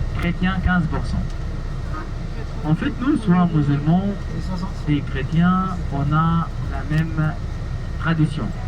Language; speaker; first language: French; non-native, learner; Arabic